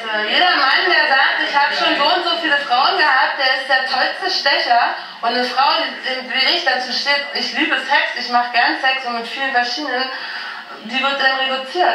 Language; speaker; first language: German; native; German